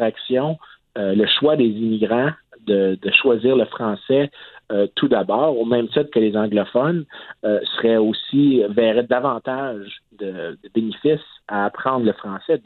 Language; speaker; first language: French; native; French